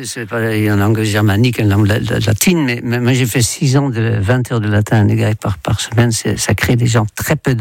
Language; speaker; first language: French; non-native, fluent; Dutch